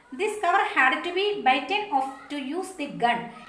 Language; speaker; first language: English; non-native, local second language; Malayalam